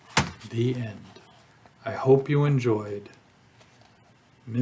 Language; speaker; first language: English; native; English